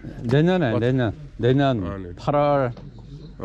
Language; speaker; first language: Korean; native; Korean